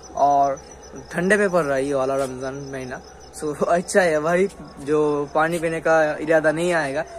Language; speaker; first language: Hindi; non-native, local second language; Bangla